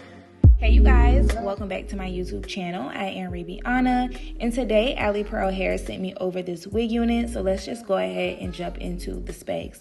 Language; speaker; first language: English; native; English